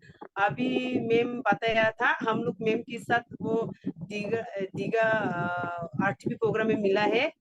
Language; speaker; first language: Hindi; non-native, local second language; Garo